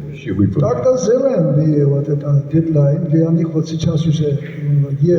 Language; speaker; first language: Russian; non-native, fluent; Georgian